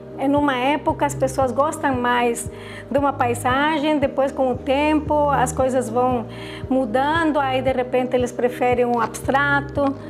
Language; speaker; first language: Portuguese; non-native, fluent; Spanish